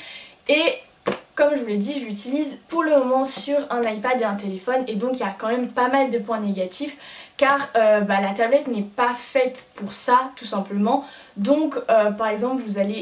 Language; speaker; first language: French; native; French